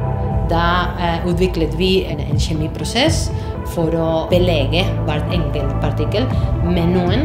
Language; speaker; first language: Norwegian; non-native, fluent; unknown